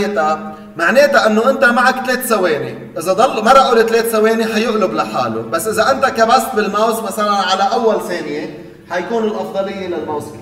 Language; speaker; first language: Arabic; native; Arabic